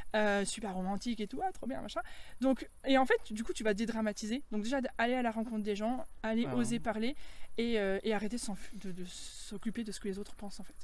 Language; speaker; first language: French; native; French